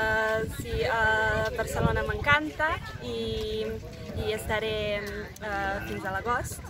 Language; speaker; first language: Catalan; non-native, learner; Serbian